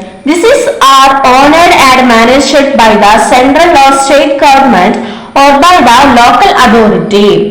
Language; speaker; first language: English; non-native, local second language; Malayalam